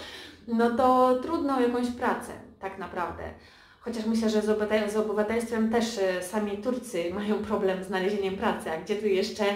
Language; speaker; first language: Polish; early bilingual, heritage; Polish